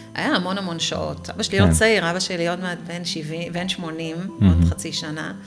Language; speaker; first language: Hebrew; native; Hebrew